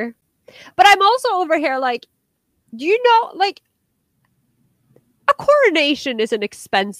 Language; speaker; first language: English; non-native, fluent; Norwegian